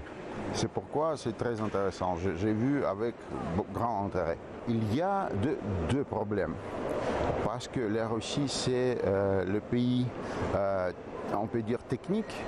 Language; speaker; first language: French; non-native, fluent; Russian